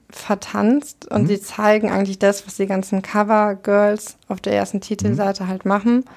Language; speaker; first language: German; native; German